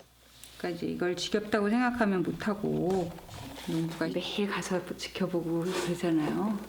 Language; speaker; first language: Korean; native; Korean